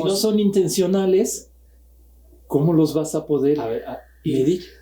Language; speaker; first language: Spanish; native; Spanish